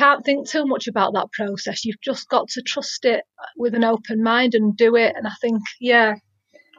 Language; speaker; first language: English; native; English